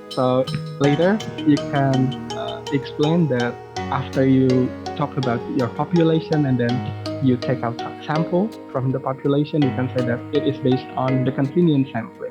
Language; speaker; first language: English; non-native, fluent; Indonesian